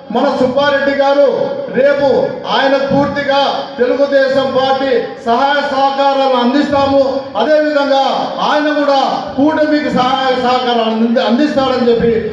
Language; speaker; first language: Telugu; native; Telugu